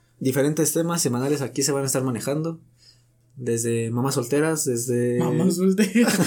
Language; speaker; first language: Spanish; native; Spanish